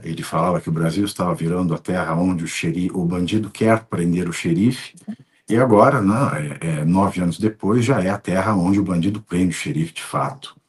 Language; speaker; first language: Portuguese; native; Portuguese